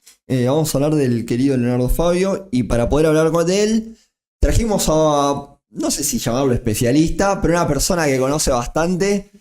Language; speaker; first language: Spanish; native; Spanish